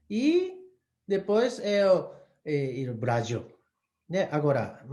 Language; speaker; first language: Portuguese; non-native, learner; Japanese